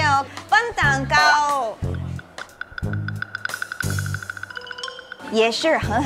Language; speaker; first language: Chinese; non-native, fluent; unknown